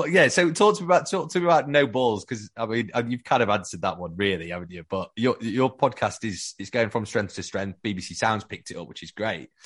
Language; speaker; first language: English; native; English